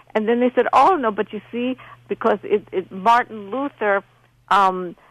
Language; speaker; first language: English; non-native, fluent; Polish